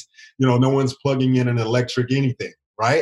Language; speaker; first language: English; native; English